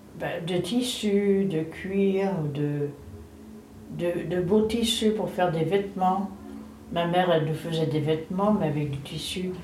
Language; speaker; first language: French; native; French